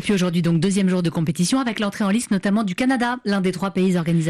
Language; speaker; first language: French; native; French